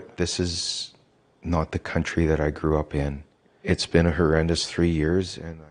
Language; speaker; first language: English; native; English